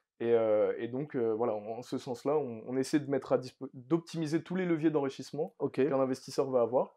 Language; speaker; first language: French; native; French